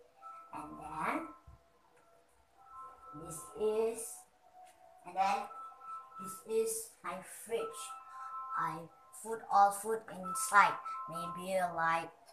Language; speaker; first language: English; non-native, learner; Indonesian